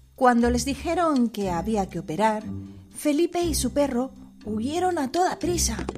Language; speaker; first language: Spanish; native; Spanish